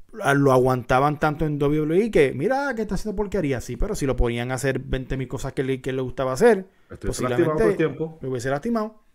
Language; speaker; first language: Spanish; native; Spanish